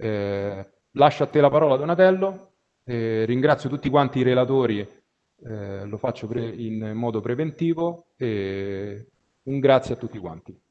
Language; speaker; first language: Italian; native; Italian